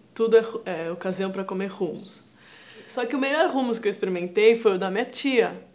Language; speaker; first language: Portuguese; native; Portuguese